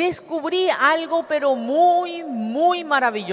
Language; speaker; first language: Spanish; native; Spanish